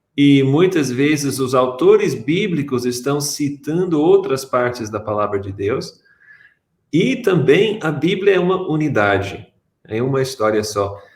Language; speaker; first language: Portuguese; non-native, fluent; English